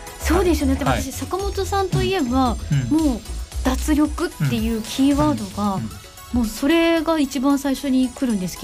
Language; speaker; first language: Japanese; native; Japanese